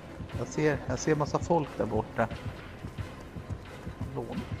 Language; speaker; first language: Swedish; native; Swedish